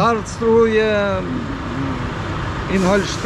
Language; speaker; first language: Russian; non-native, local second language; Ukrainian